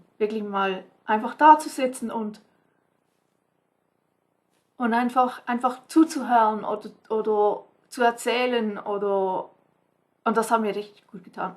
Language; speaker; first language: German; non-native, fluent; English